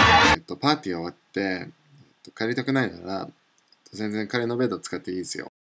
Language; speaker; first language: Japanese; non-native, fluent; English